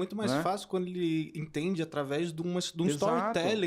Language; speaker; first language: Portuguese; native; Portuguese